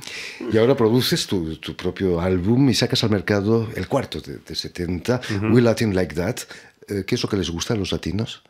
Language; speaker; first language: Spanish; native; Spanish